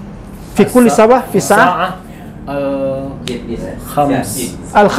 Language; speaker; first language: Arabic; non-native, fluent; Indonesian